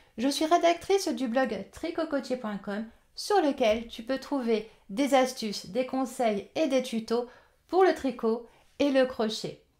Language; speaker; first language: French; native; French